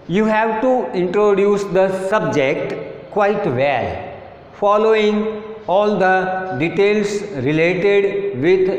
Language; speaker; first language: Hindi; non-native, local second language; Gujarati